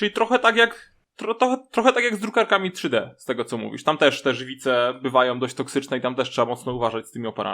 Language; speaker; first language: Polish; native; Polish